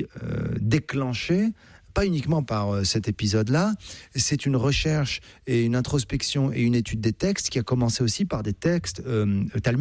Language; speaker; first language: French; native; French